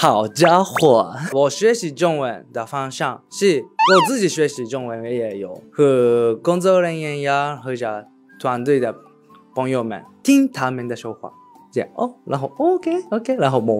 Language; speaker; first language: Chinese; non-native, learner; Japanese